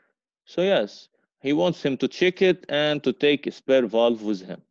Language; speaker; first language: English; non-native, fluent; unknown